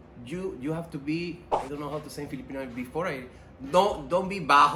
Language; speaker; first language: English; non-native, learner; Spanish